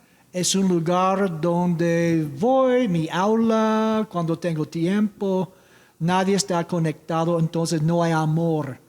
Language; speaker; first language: Spanish; non-native, learner; English